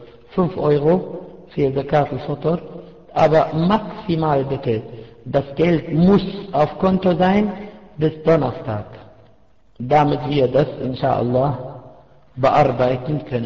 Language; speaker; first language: German; non-native, fluent; Arabic